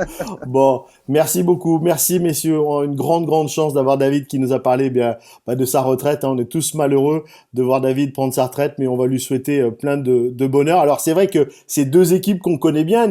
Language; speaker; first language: French; native; French